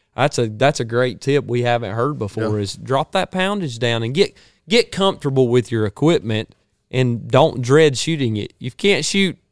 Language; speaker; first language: English; native; English